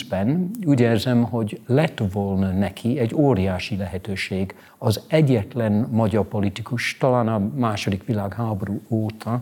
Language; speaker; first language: Hungarian; non-native, fluent; English